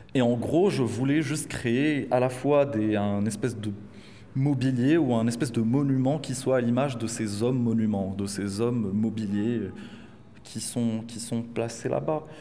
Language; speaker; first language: French; non-native, local second language; Arabic